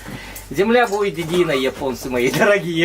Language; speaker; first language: Russian; native; Russian